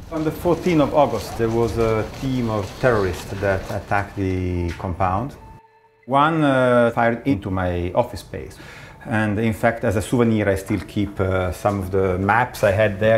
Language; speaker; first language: English; non-native, fluent; Italian